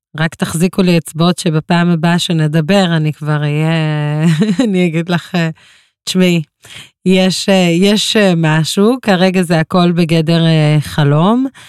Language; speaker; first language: Hebrew; non-native, local second language; Arabic